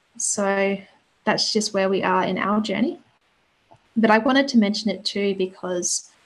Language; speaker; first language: English; native; English